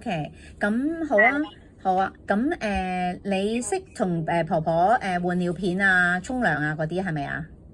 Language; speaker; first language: Cantonese; native; Cantonese